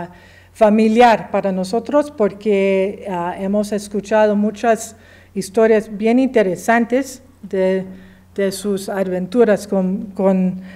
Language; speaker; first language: Spanish; early bilingual, heritage; English